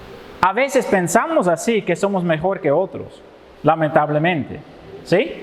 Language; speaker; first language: Spanish; non-native, fluent; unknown